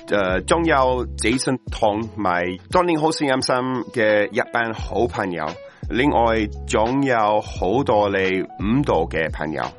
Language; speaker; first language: Cantonese; non-native, learner; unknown